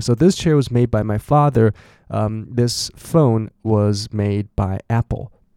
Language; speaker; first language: English; non-native, fluent; Chinese